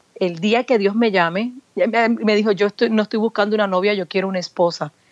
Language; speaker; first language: Spanish; native; Spanish